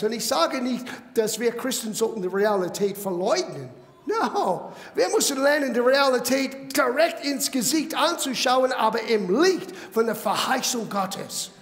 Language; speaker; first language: German; non-native, fluent; English